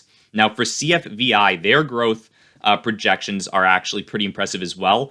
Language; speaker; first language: English; native; English